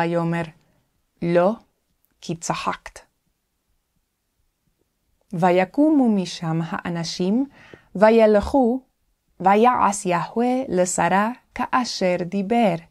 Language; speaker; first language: Hebrew; non-native, fluent; English